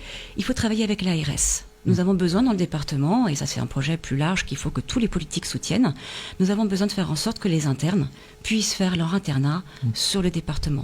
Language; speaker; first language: French; native; French